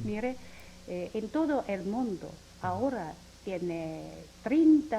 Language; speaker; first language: Spanish; non-native, learner; Chinese